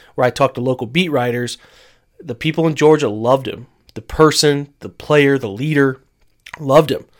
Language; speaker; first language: English; native; English